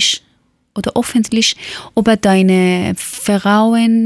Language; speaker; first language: German; non-native, learner; Persian